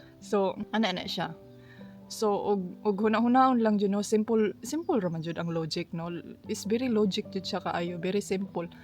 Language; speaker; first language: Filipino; non-native, local second language; Cebuano